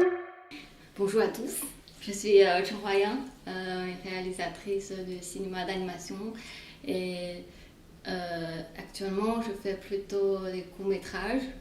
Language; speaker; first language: French; non-native, fluent; Chinese